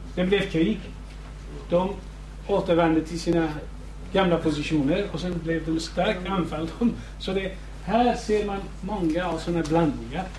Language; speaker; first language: Swedish; non-native, fluent; Kurdish